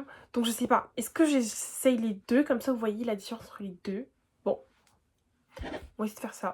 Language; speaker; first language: French; native; French